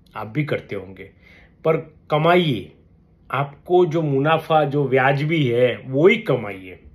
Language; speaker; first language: Hindi; non-native, local second language; Gujarati